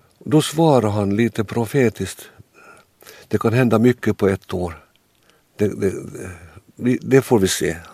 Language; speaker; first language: Swedish; native; Swedish